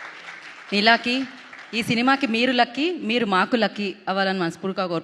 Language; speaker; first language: Telugu; native; Telugu